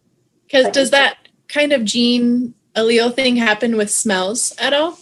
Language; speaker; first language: English; native; English